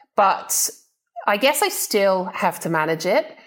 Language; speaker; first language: English; native; English